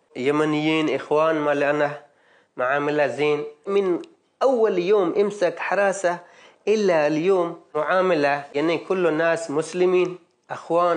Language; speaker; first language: Arabic; non-native, learner; Baluchi